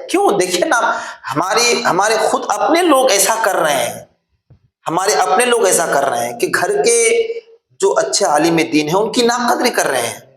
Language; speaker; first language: Urdu; non-native, local second language; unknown